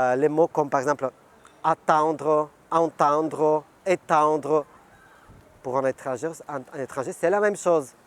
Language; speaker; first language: French; non-native, fluent; Bulgarian